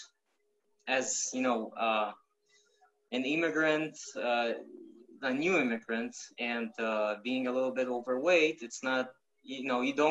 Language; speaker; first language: English; non-native, fluent; Ukrainian